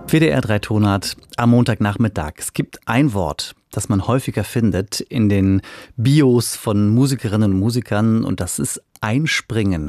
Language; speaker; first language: German; native; German